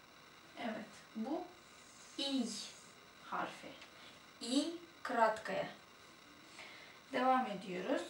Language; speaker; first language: Turkish; non-native, fluent; Russian